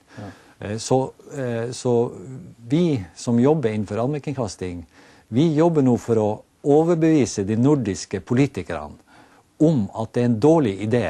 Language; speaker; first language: Norwegian; native; Norwegian